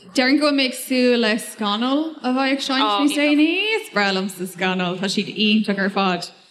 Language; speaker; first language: Irish; non-native, local second language; English